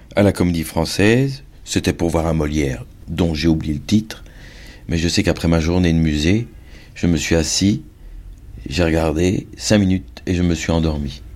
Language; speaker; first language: French; native; French